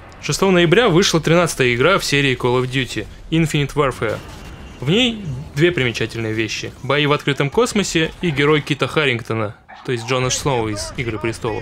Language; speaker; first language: Russian; native; Russian